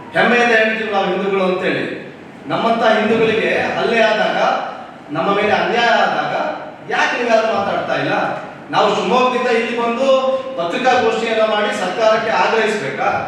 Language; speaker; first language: Kannada; non-native, local second language; Lambadi